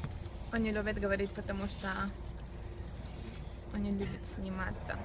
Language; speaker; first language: Russian; early bilingual, heritage; Russian